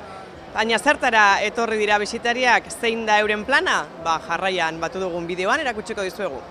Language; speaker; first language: Basque; native; Basque